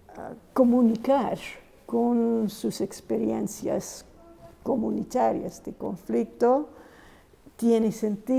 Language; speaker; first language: Spanish; non-native, fluent; English